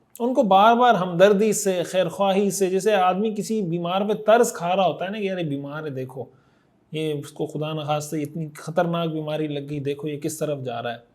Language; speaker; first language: Urdu; native; Urdu